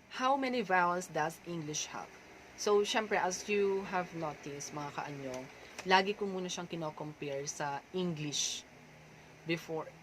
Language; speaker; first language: Filipino; native; Filipino